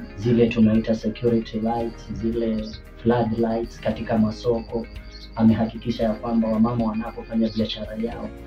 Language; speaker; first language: Swahili; non-native, local second language; Luyia